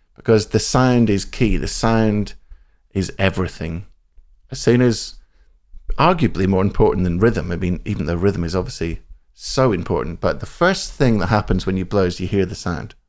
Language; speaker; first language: English; native; English